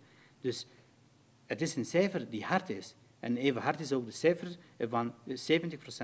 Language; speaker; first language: Dutch; non-native, fluent; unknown